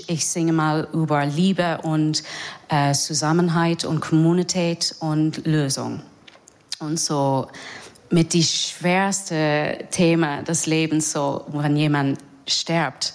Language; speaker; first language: German; non-native, fluent; English